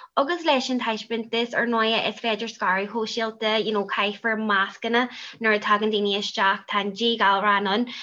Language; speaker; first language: Irish; non-native, local second language; English